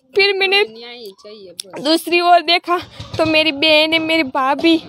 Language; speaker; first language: Hindi; non-native, local second language; Gujarati